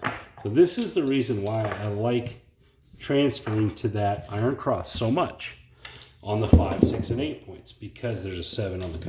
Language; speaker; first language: English; native; English